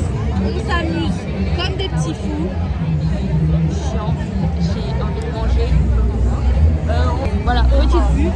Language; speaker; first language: French; native; French